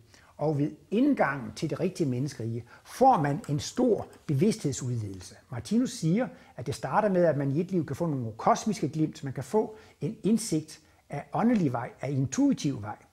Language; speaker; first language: Danish; native; Danish